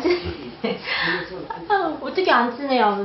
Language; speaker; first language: Korean; non-native, fluent; Vietnamese